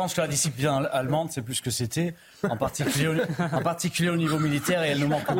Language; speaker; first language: French; native; French